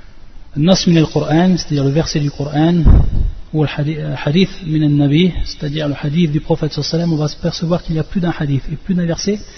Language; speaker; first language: French; native; French